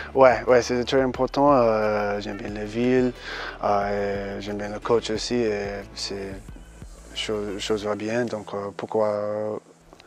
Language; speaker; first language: French; early bilingual, heritage; English